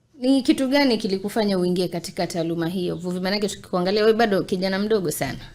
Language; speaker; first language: Swahili; native; Swahili